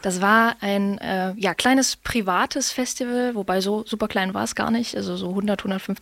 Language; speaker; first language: German; native; German